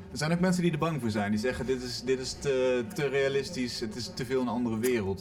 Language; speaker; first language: Dutch; native; Dutch